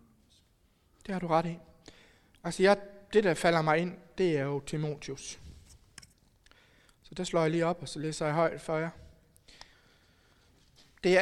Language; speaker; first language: Danish; native; Danish